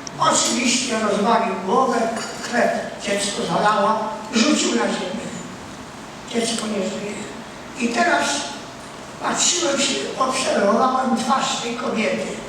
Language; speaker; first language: Polish; native; Polish